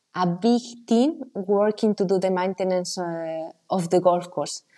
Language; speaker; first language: English; non-native, fluent; Spanish